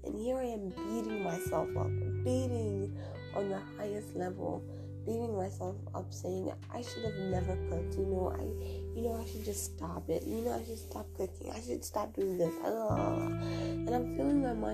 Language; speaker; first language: English; non-native, local second language; Swahili